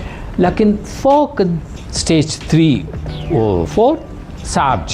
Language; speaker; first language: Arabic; non-native, learner; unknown